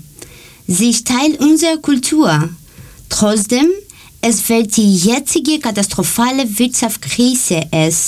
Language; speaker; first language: German; non-native, learner; Greek